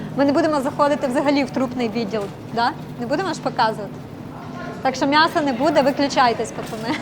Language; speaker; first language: Ukrainian; non-native, local second language; Russian